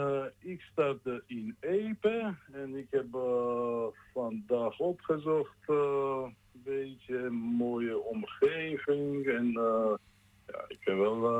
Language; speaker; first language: Dutch; non-native, learner; Georgian